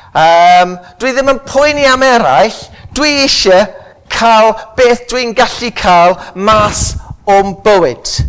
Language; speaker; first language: Welsh; non-native, local second language; English